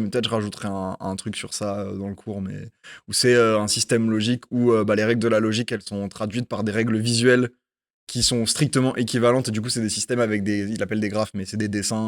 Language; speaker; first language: French; native; French